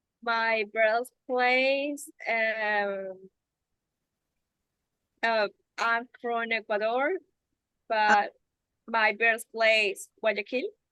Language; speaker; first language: English; non-native, learner; Spanish